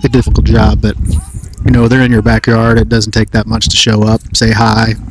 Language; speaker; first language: English; native; English